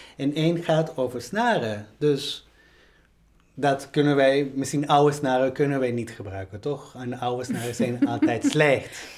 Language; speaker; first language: Dutch; non-native, fluent; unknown